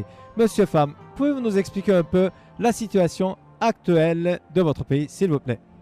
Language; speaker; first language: French; native; French